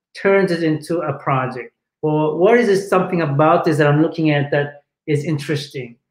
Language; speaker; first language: English; non-native, fluent; Portuguese